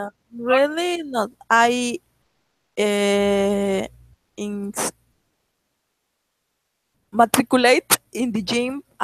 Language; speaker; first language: English; non-native, learner; Spanish